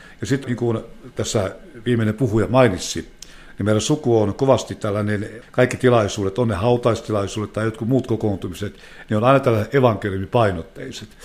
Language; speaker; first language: Finnish; native; Finnish